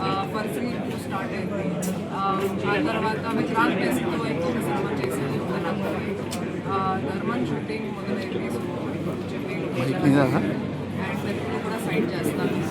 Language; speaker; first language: Telugu; non-native, fluent; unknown